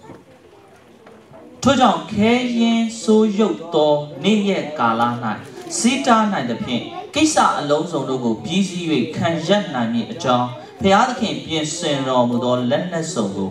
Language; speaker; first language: Burmese; native; Burmese